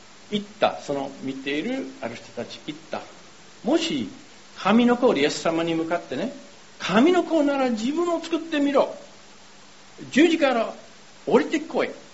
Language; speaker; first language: Japanese; non-native, fluent; English